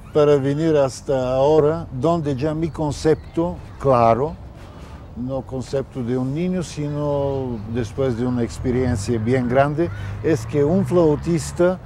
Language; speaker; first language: Spanish; non-native, fluent; Bulgarian